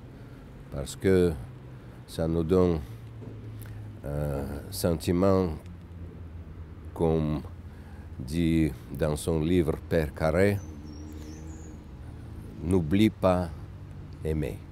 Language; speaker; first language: French; non-native, learner; Russian